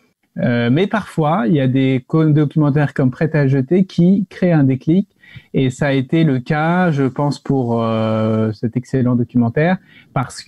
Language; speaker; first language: French; native; French